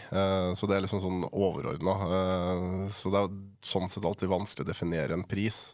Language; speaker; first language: Norwegian; native; Norwegian